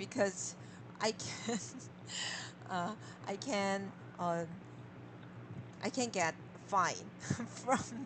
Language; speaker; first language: English; non-native, learner; Korean